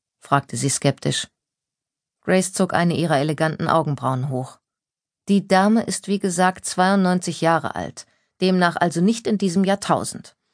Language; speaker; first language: German; native; German